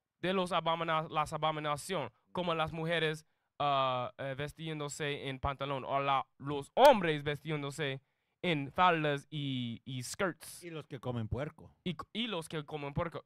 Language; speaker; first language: Spanish; non-native, learner; English